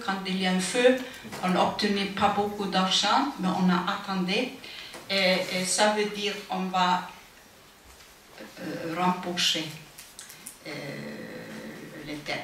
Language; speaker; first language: French; non-native, fluent; Icelandic